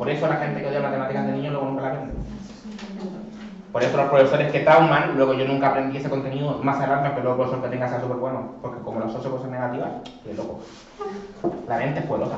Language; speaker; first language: Spanish; native; Spanish